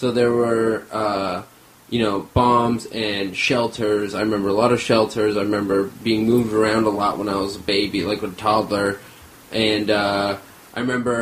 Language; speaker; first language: English; early bilingual, other home language; Armenian